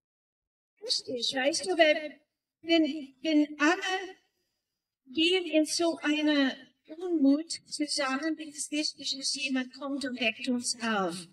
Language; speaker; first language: German; non-native, learner; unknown